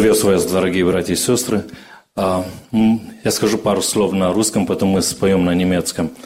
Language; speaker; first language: Russian; early bilingual, other home language; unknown